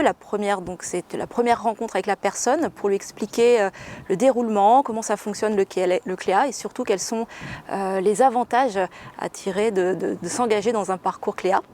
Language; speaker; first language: French; native; French